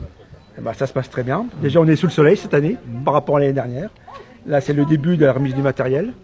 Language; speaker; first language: French; native; French